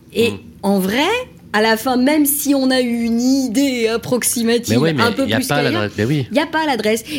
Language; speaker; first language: French; native; French